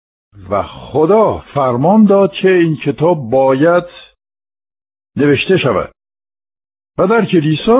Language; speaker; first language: Persian; non-native, fluent; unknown